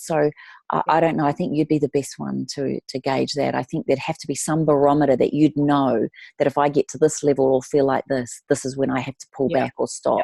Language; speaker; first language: English; native; English